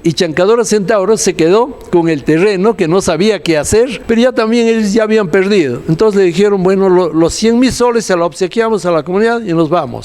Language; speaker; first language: Spanish; native; Spanish